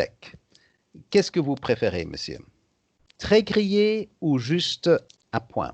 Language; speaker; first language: French; native; French